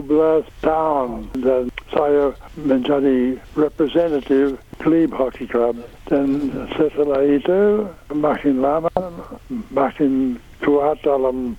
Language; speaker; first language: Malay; non-native, learner; English